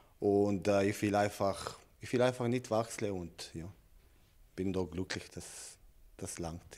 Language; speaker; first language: German; non-native, learner; Serbian